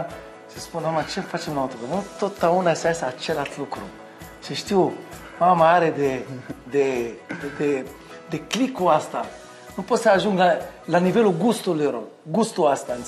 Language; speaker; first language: Romanian; non-native, learner; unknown